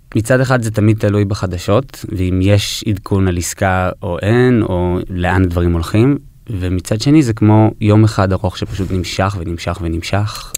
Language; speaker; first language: Hebrew; early bilingual, heritage; Hebrew